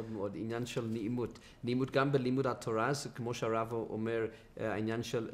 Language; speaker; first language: Hebrew; non-native, fluent; English